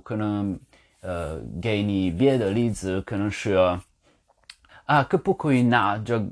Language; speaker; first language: Chinese; non-native, learner; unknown